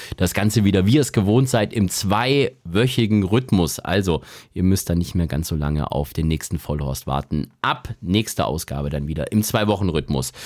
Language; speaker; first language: German; native; German